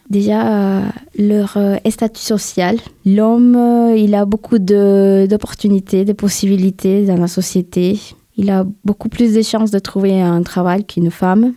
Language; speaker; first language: French; non-native, fluent; Spanish